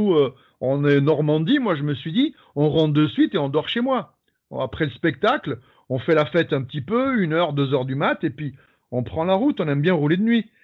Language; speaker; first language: French; native; French